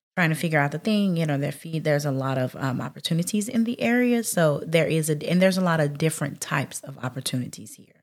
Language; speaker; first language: English; native; English